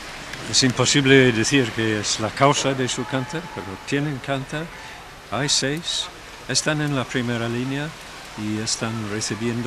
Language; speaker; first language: Spanish; non-native, fluent; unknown